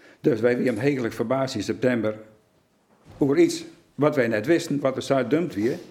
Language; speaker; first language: Dutch; non-native, local second language; Western Frisian